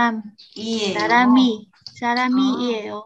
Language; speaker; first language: Korean; non-native, learner; Vietnamese